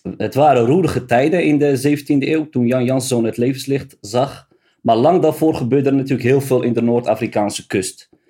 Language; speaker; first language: Dutch; early bilingual, other home language; Riffian